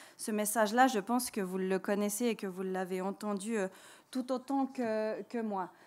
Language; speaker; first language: French; native; French